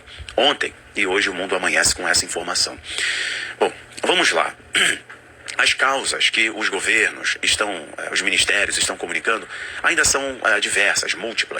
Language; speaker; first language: Portuguese; native; Portuguese